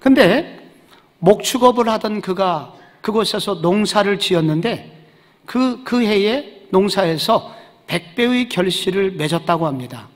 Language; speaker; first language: Korean; native; Korean